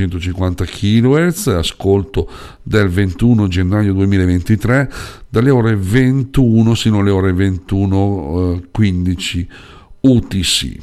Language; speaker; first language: Italian; native; Italian